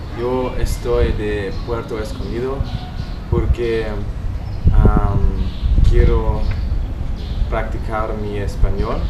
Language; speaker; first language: Spanish; non-native, fluent; German